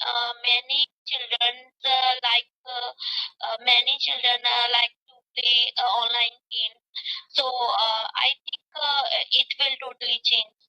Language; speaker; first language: English; non-native, learner; Punjabi